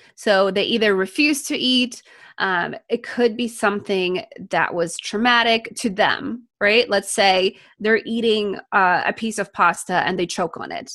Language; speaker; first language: English; non-native, fluent; Polish